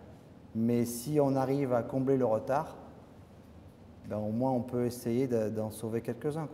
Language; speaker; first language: French; native; French